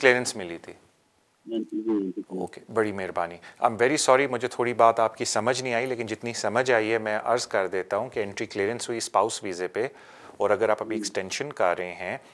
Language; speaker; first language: Urdu; native; Urdu